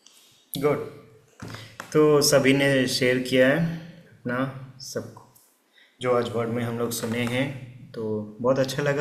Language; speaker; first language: Hindi; native; Hindi